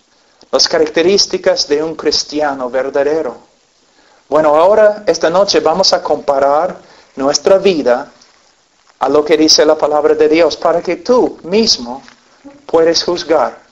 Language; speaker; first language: Spanish; non-native, fluent; English